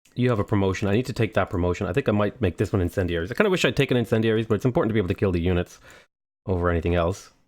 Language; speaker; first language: English; native; English